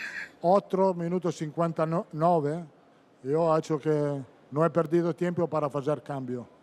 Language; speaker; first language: Portuguese; non-native, fluent; Italian